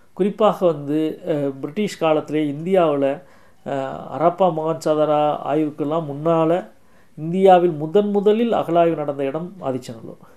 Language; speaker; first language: Tamil; native; Tamil